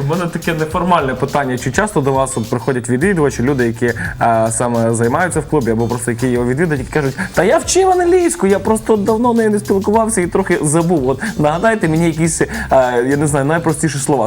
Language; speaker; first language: Ukrainian; native; Ukrainian